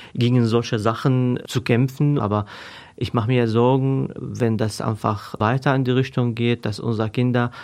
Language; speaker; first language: German; non-native, fluent; Arabic